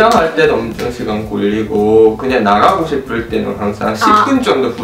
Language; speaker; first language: Korean; non-native, fluent; Japanese